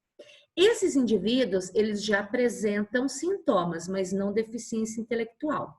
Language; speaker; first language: Portuguese; native; Portuguese